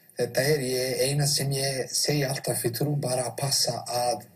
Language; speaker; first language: Icelandic; non-native, fluent; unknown